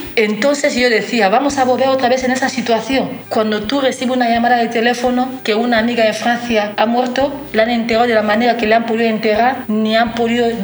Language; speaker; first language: Spanish; non-native, fluent; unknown